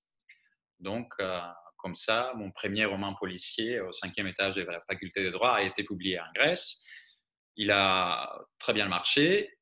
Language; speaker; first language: French; non-native, fluent; Greek